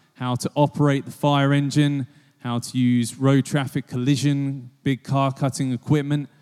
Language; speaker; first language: English; native; English